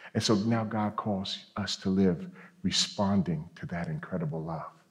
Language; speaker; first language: English; native; English